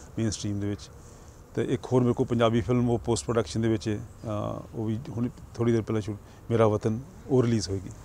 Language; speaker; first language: Punjabi; early bilingual, heritage; Punjabi